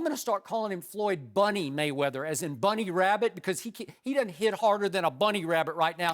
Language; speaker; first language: English; native; English